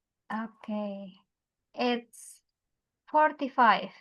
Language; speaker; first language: English; non-native, fluent; Indonesian